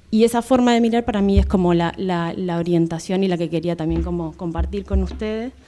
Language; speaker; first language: Spanish; native; Spanish